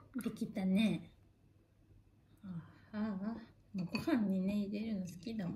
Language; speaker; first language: Japanese; native; Japanese